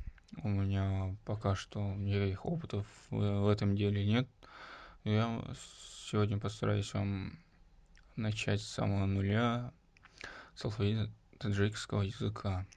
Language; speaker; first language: Russian; non-native, local second language; Tajik